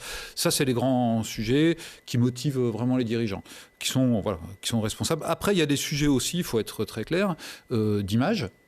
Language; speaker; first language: French; native; French